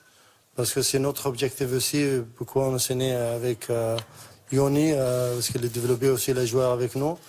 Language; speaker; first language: French; non-native, learner; Arabic